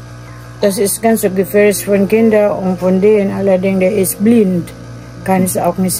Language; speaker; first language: German; non-native, learner; Filipino